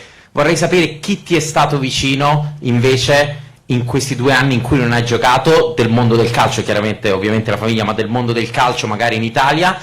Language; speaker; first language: Italian; native; Italian